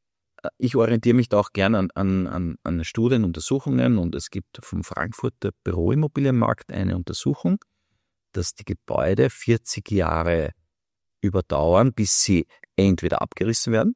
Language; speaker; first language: German; native; German